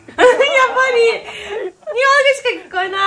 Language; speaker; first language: Japanese; non-native, fluent; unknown